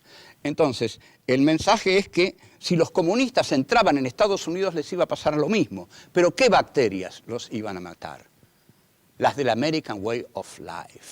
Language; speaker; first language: Spanish; native; Spanish